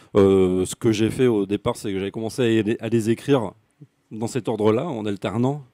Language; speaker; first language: French; native; French